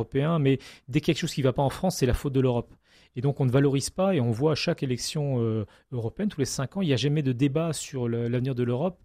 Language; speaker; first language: French; native; French